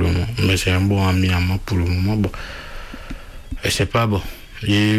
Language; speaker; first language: French; non-native, local second language; Bambara